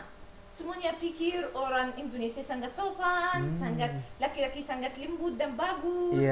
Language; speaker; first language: Indonesian; non-native, learner; Arabic